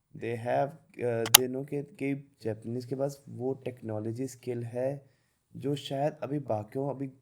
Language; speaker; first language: Hindi; native; Hindi